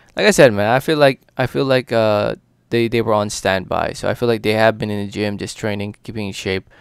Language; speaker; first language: English; early bilingual, other home language; Filipino